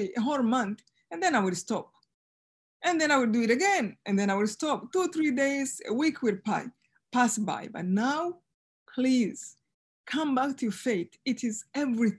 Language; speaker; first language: English; non-native, local second language; Kinyarwanda